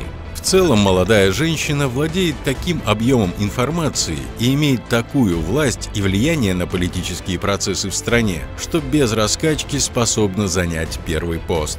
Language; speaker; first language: Russian; native; Russian